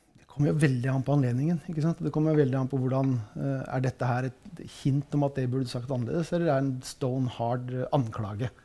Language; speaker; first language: Norwegian; native; Norwegian